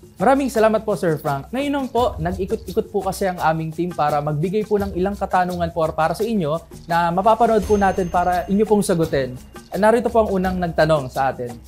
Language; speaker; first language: Filipino; native; Filipino